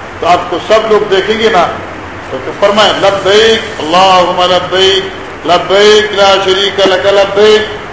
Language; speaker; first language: Urdu; native; Urdu